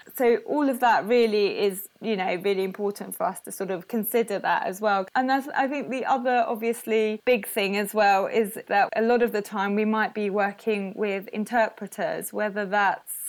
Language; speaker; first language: English; non-native, local second language; Spanish